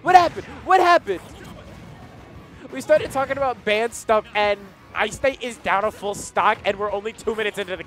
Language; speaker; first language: English; native; English